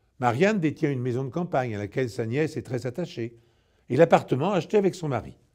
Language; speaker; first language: French; native; French